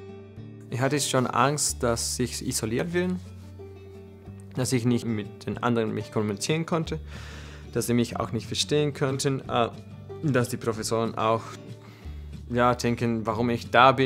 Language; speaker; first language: German; non-native, fluent; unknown